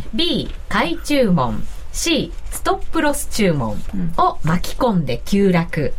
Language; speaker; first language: Japanese; native; Japanese